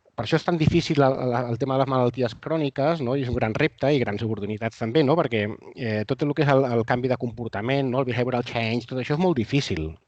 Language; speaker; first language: Catalan; non-native, local second language; Spanish